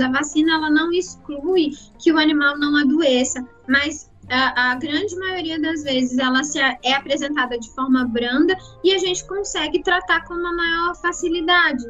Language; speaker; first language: Portuguese; native; Portuguese